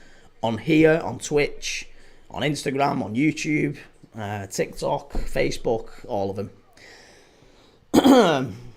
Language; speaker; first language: English; native; English